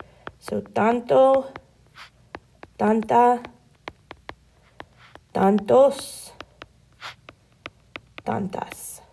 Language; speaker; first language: Spanish; non-native, fluent; English